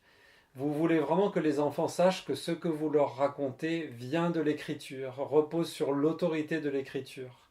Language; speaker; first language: French; native; French